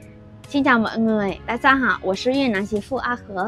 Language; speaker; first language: Chinese; non-native, fluent; Vietnamese